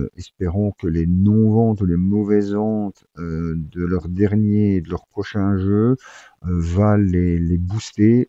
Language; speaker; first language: French; native; French